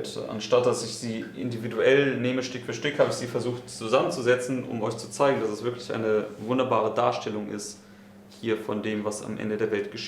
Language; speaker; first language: German; native; German